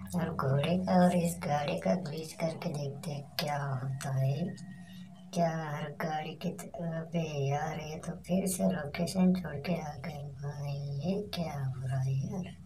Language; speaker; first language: Hindi; non-native, local second language; Marathi